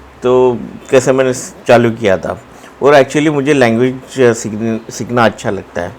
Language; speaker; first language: Hindi; non-native, local second language; Marathi